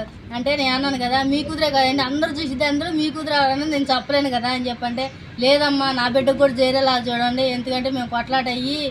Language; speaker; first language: Telugu; native; Telugu